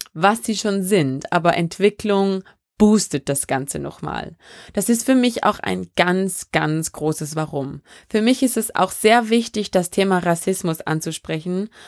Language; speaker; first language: German; early bilingual, other home language; French